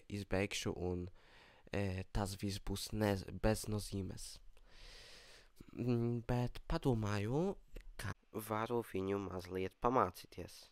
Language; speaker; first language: Latvian; non-native, learner; Polish